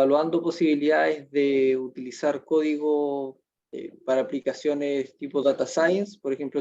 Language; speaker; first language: Spanish; native; Spanish